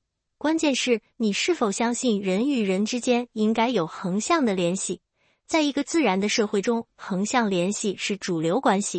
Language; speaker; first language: Chinese; native; Chinese